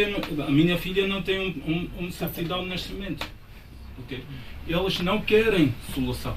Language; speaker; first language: Portuguese; non-native, fluent; Arabic